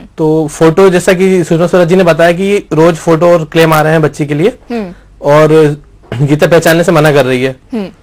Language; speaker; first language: Hindi; native; Hindi